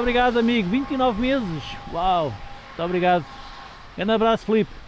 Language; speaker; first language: Portuguese; native; Portuguese